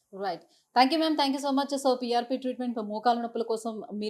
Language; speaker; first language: Telugu; native; Telugu